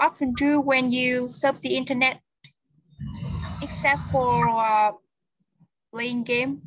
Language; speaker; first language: English; non-native, fluent; Vietnamese